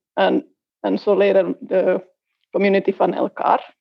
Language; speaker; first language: Dutch; non-native, fluent; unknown